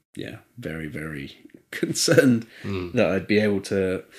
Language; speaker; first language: English; native; English